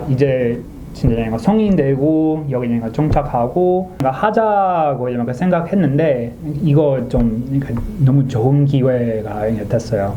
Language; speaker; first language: Korean; non-native, learner; English